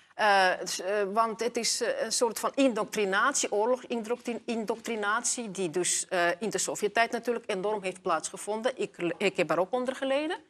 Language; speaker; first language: Dutch; non-native, fluent; Russian